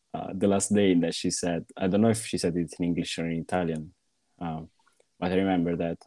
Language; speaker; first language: English; non-native, fluent; Italian